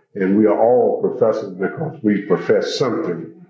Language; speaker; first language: English; native; English